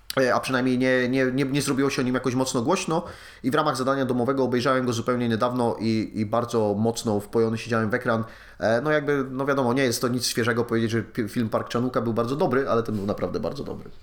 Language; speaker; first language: Polish; native; Polish